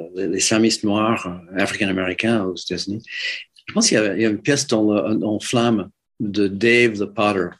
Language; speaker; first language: French; non-native, fluent; English